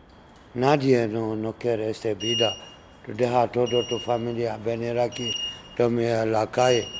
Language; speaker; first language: Spanish; non-native, learner; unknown